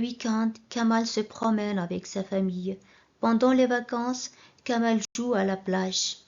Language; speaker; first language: French; non-native, local second language; Arabic